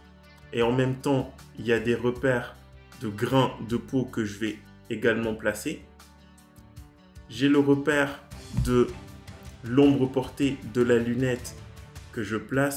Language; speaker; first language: French; native; French